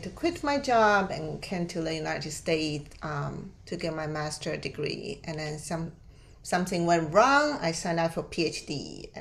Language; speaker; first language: English; non-native, fluent; Chinese